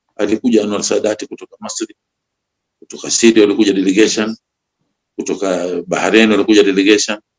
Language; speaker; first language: Swahili; native; Swahili